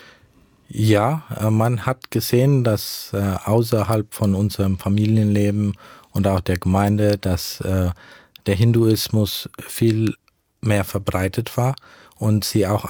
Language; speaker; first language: German; early bilingual, heritage; German